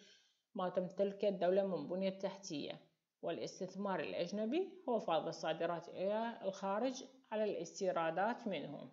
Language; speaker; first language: Arabic; native; Arabic